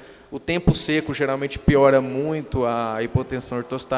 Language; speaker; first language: Portuguese; native; Portuguese